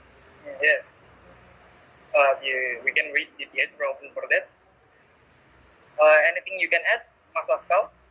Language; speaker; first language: English; non-native, learner; Indonesian